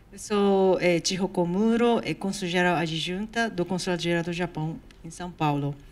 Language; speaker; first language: Portuguese; non-native, fluent; Japanese